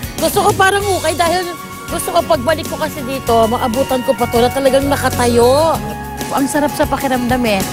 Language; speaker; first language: Filipino; non-native, local second language; Pampanga